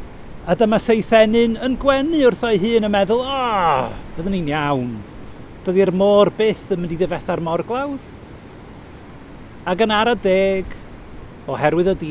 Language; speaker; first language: Welsh; native; Welsh